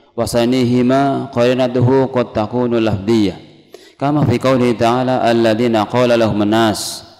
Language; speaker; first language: Arabic; non-native, fluent; Indonesian